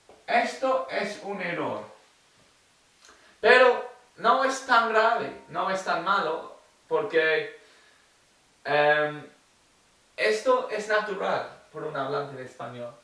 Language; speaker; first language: Spanish; non-native, learner; English